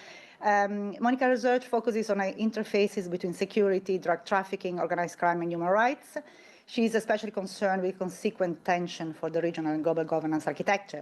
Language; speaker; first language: English; non-native, fluent; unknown